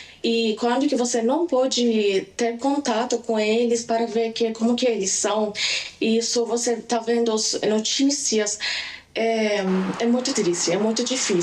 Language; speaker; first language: Portuguese; non-native, learner; Persian